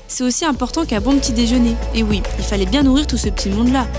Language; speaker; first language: French; native; French